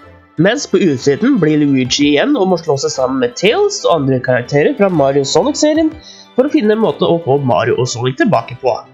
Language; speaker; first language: Norwegian; native; Norwegian